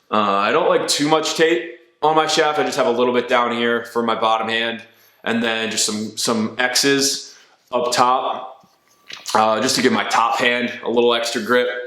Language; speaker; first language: English; native; English